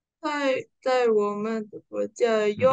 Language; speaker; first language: Chinese; non-native, learner; Indonesian